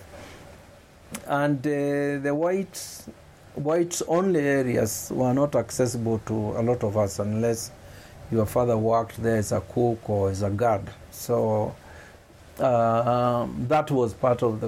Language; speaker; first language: English; non-native, local second language; Kamba